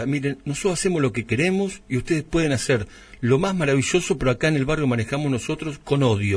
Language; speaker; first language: Spanish; native; Spanish